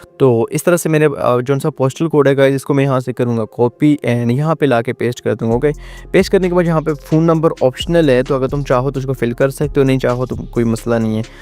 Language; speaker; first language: Urdu; non-native, local second language; Northern Hindko